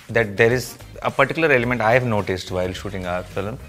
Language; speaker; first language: English; non-native, local second language; Telugu